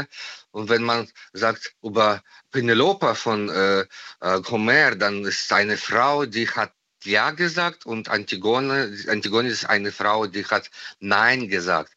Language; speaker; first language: German; non-native, fluent; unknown